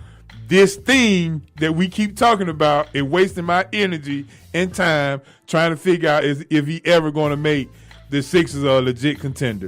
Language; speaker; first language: English; native; English